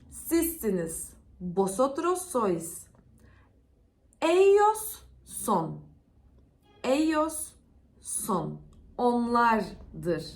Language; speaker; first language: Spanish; non-native, fluent; Turkish